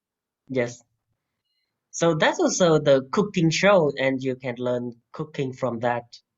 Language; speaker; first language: English; non-native, fluent; Vietnamese